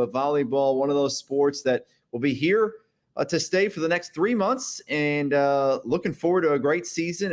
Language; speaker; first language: English; native; English